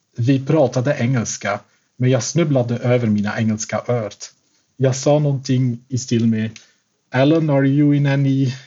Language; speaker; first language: Swedish; non-native, fluent; Dutch